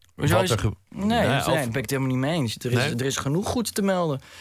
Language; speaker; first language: Dutch; native; Dutch